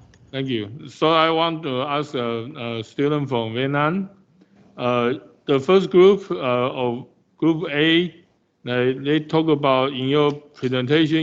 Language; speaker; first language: English; non-native, fluent; Chinese